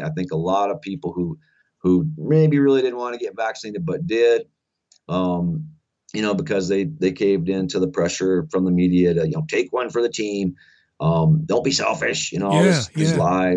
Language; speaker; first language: English; native; English